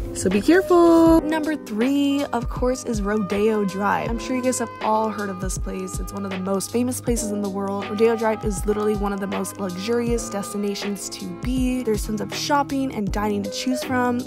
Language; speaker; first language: English; native; English